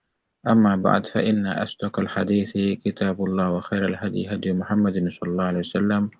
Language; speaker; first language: Arabic; non-native, fluent; Indonesian